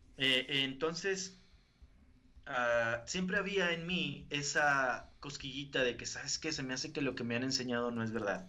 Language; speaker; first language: Spanish; native; Spanish